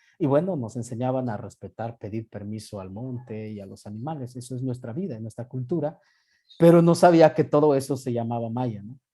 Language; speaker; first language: Spanish; non-native, local second language; Yucateco